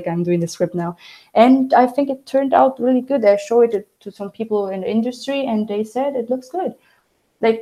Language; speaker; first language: English; non-native, fluent; Romanian